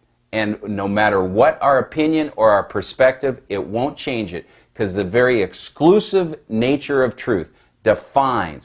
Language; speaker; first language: English; native; English